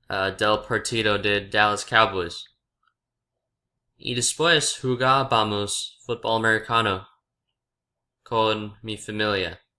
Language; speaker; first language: Spanish; non-native, learner; English